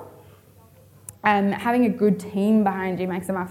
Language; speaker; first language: English; native; English